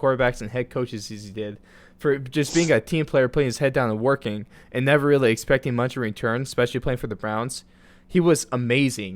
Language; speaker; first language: English; native; English